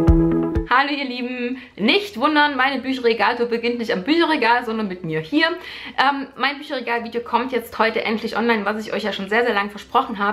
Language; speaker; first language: German; native; German